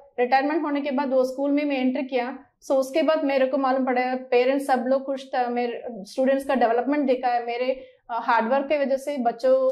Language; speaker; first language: Hindi; non-native, local second language; Malayalam